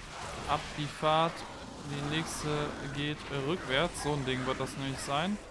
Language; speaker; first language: German; native; German